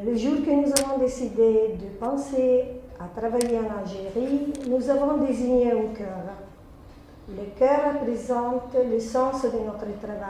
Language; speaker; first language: French; non-native, fluent; Italian